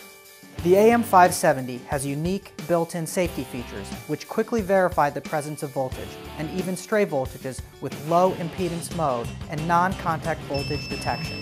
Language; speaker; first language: English; native; English